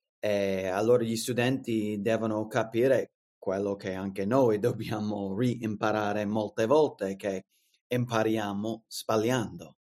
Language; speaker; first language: Italian; non-native, fluent; English